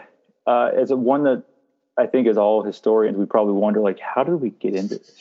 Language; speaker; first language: English; native; English